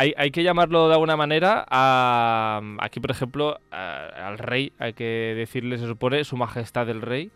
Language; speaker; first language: Spanish; native; Spanish